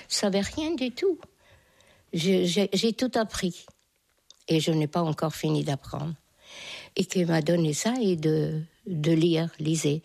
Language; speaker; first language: French; non-native, fluent; Hungarian